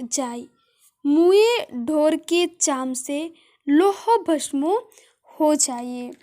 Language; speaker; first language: Hindi; non-native, local second language; Gujarati